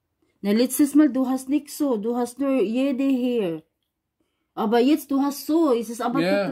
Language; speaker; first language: German; non-native, learner; Filipino